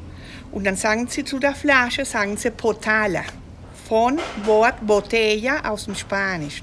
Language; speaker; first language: German; early bilingual, heritage; German